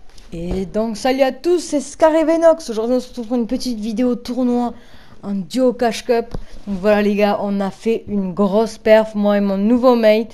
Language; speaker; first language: French; native; French